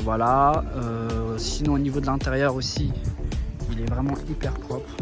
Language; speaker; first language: French; native; French